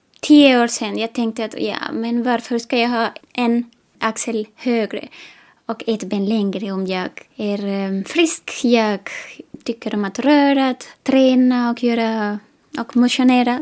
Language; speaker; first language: Swedish; non-native, fluent; Spanish